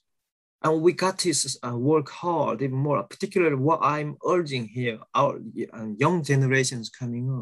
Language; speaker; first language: English; non-native, fluent; Korean